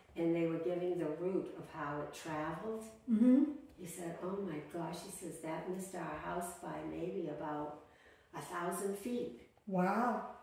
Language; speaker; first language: English; native; English